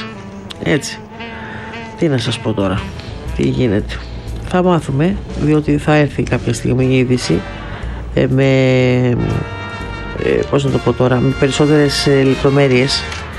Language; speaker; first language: Greek; native; Greek